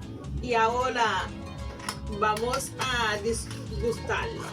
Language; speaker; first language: Spanish; non-native, local second language; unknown